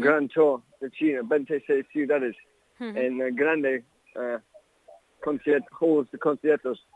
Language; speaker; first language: Spanish; non-native, learner; English